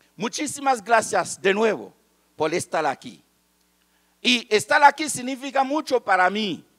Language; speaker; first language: Spanish; non-native, fluent; Haitian Creole